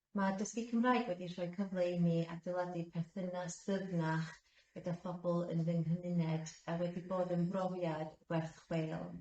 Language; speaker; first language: Welsh; non-native, fluent; English